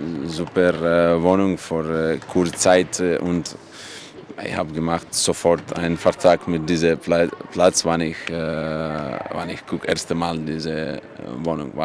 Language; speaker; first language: German; non-native, learner; Russian